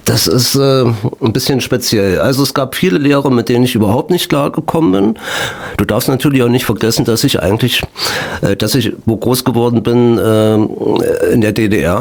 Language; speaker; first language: German; native; German